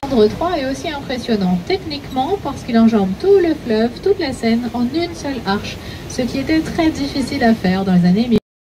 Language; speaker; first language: French; native; French